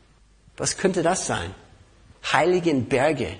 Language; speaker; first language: German; non-native, fluent; English